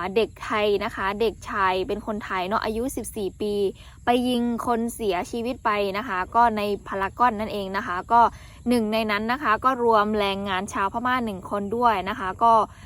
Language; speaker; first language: Thai; non-native, fluent; Shan